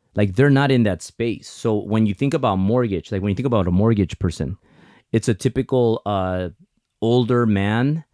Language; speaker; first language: English; early bilingual, other home language; Spanish